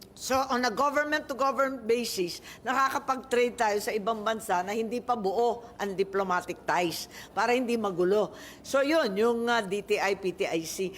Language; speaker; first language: Filipino; native; Filipino